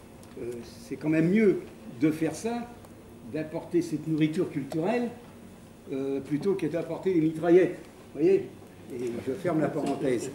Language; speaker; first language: French; native; French